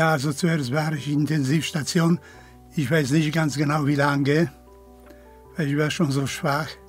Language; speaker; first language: German; non-native, fluent; Polish